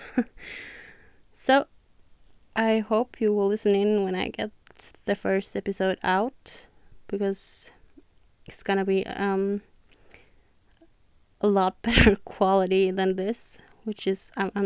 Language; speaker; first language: English; non-native, fluent; Norwegian